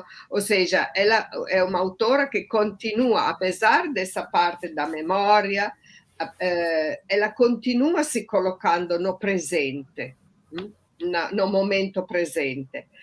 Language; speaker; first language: Portuguese; non-native, fluent; Italian